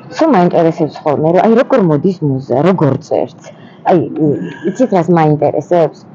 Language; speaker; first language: Georgian; native; Georgian